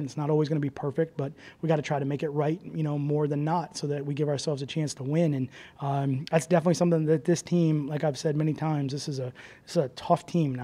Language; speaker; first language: English; native; English